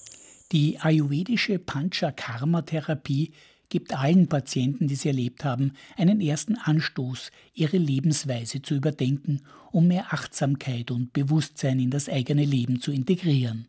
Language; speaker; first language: German; native; German